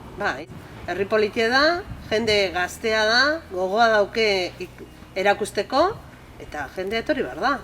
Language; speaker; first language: Basque; non-native, local second language; Spanish